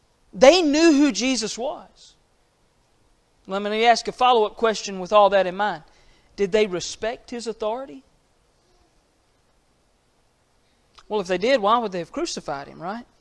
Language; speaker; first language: English; native; English